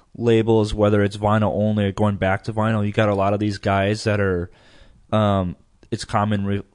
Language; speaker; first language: English; native; English